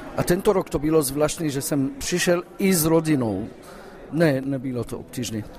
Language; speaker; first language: Czech; non-native, fluent; Arabic